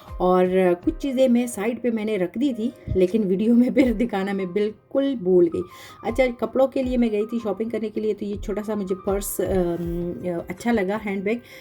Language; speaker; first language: Urdu; non-native, local second language; Pashto